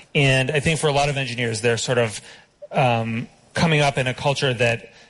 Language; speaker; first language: English; native; English